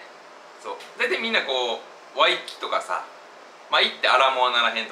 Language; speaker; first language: Japanese; native; Japanese